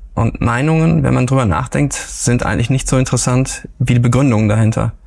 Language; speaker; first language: German; native; German